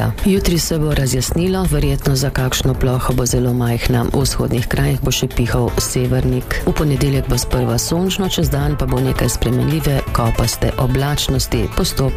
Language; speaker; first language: Slovenian; native; Slovenian